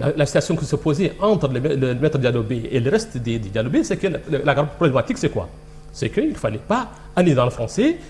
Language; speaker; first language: French; non-native, local second language; Arabic